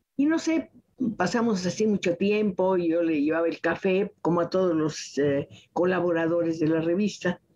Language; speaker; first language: Spanish; native; Spanish